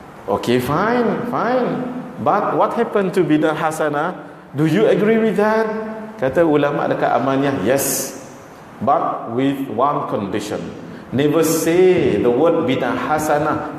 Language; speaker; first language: English; non-native, local second language; Malay